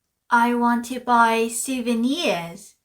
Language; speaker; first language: English; non-native, fluent; Korean